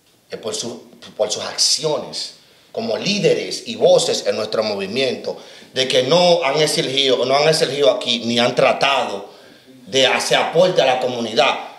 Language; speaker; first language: Spanish; native; Spanish